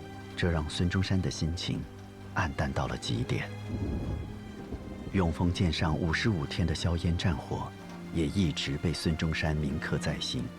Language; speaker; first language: Chinese; native; Chinese